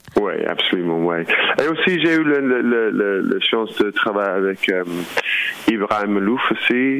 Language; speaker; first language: French; non-native, learner; English